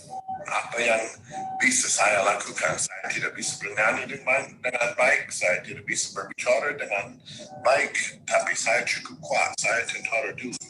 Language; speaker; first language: Indonesian; non-native, fluent; English